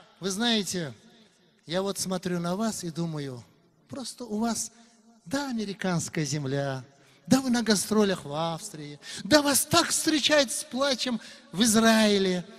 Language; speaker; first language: Russian; non-native, local second language; Uzbek